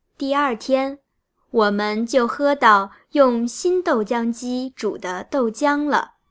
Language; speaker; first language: Chinese; native; Chinese